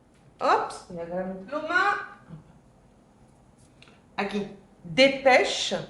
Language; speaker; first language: Spanish; non-native, fluent; French